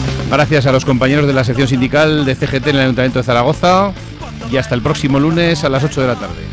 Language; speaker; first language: Spanish; native; Spanish